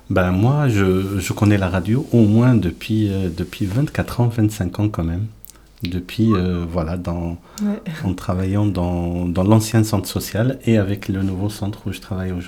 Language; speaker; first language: French; native; French